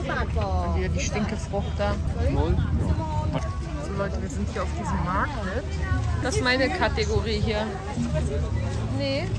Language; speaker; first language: German; native; German